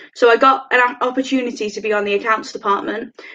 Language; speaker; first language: English; native; English